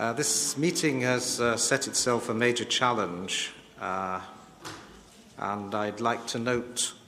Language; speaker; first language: English; native; English